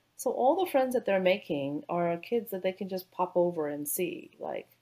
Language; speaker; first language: English; native; English